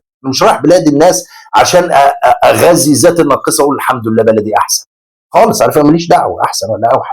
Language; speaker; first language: Arabic; native; Arabic